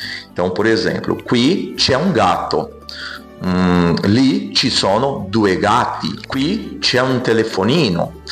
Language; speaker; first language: Italian; non-native, fluent; Portuguese